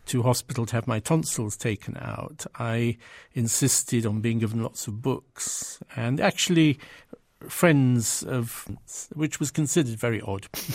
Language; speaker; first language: English; native; English